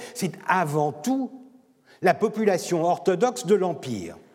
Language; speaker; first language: French; non-native, fluent; Turkish